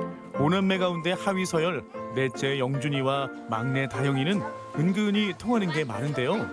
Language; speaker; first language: Korean; native; Korean